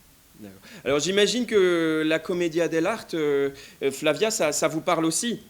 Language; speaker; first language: French; native; French